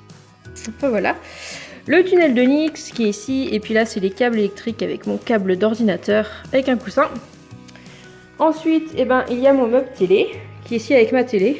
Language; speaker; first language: French; native; French